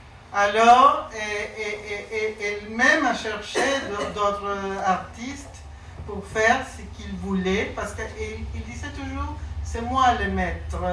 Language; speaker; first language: French; non-native, learner; Spanish